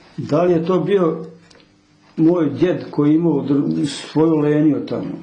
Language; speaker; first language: Croatian; native; Croatian